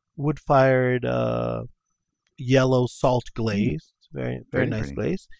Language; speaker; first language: English; native; English